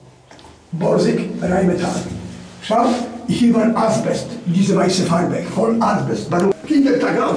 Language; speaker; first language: German; non-native, learner; Polish